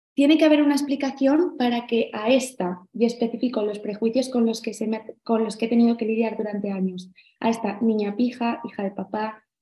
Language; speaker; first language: Spanish; native; Spanish